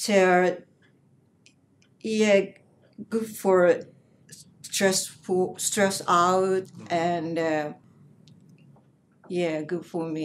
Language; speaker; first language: English; non-native, learner; Japanese